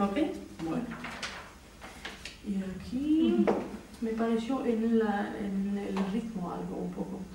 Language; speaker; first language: Spanish; non-native, fluent; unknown